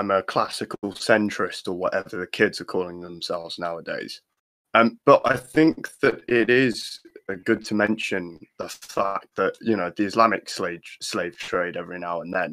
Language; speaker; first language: English; native; English